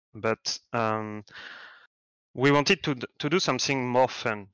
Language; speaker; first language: English; non-native, fluent; French